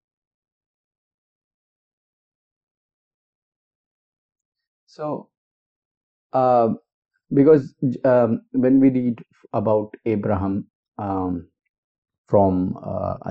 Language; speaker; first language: English; non-native, local second language; Hindi